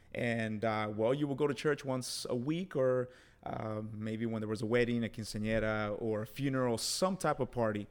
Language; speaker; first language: English; early bilingual, other home language; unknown